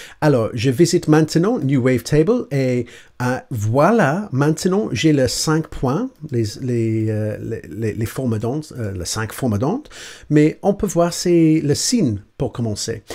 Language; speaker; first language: French; non-native, learner; English